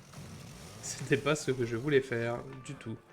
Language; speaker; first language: French; native; French